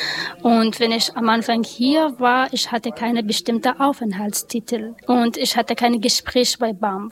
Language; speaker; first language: German; non-native, learner; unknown